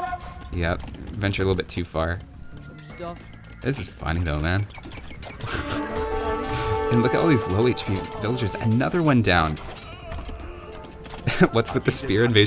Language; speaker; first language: English; native; English